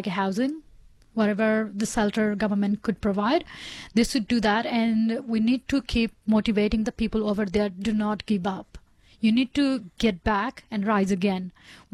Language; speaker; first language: English; non-native, local second language; Nepali